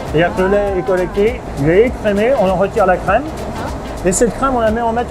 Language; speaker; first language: French; native; French